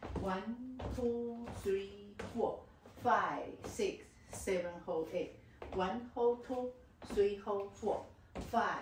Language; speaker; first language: English; non-native, learner; Chinese